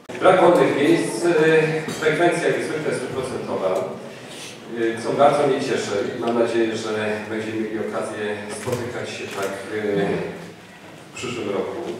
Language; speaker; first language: Polish; native; Polish